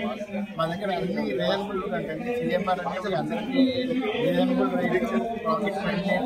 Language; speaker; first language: Telugu; native; Telugu